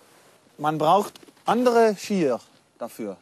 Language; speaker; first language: German; non-native, learner; Dutch